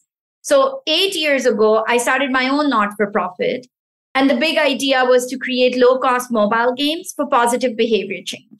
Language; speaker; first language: English; non-native, local second language; Pashto